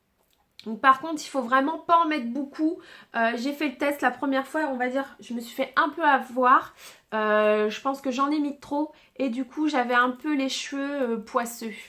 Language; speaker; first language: French; native; French